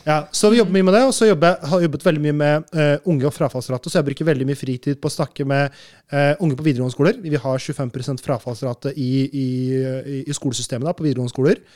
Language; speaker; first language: Norwegian; early bilingual, other home language; Urdu